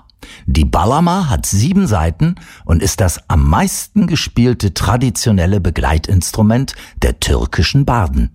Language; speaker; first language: German; native; German